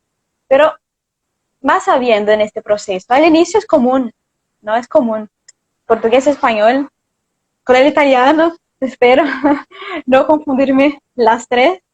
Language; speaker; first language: Spanish; non-native, fluent; Portuguese